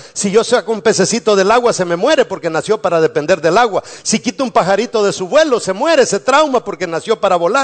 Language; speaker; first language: Spanish; native; Spanish